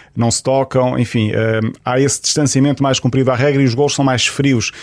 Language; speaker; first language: Portuguese; native; Portuguese